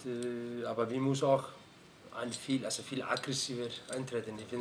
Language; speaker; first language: German; non-native, fluent; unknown